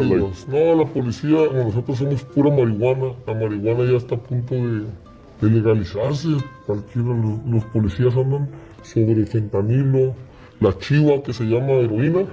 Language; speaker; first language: Spanish; native; Spanish